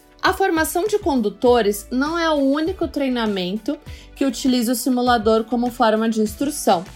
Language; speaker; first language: Portuguese; native; Portuguese